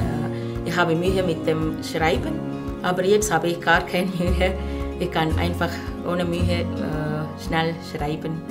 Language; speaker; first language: German; non-native, learner; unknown